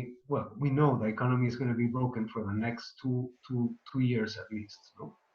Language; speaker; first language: English; non-native, fluent; Spanish